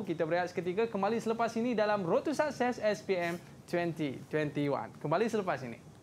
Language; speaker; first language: Malay; native; Malay